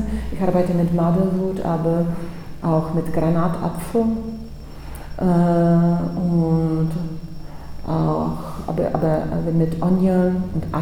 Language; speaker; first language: German; non-native, fluent; Czech